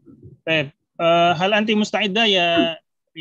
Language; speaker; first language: Arabic; non-native, fluent; Indonesian